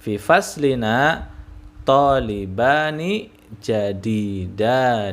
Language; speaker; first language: Arabic; non-native, fluent; Indonesian